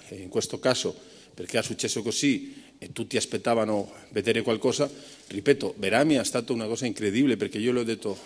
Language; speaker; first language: Italian; non-native, fluent; Spanish